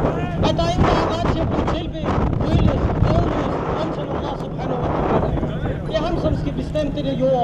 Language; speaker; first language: Danish; non-native, local second language; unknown